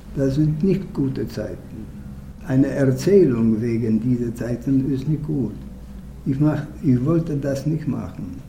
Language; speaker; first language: German; non-native, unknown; Polish